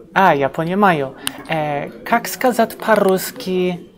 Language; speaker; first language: Russian; non-native, learner; English